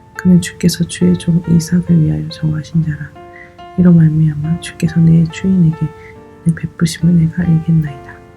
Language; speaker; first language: Korean; native; Korean